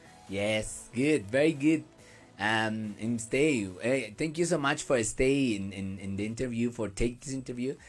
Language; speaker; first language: English; non-native, learner; Spanish